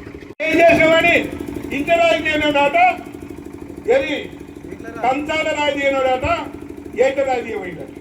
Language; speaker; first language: Telugu; native; Telugu